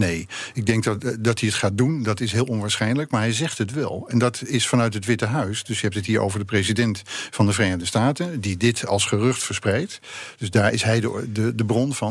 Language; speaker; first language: Dutch; native; Dutch